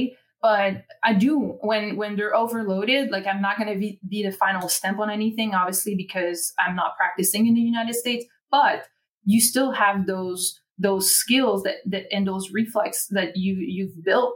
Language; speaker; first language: English; non-native, fluent; French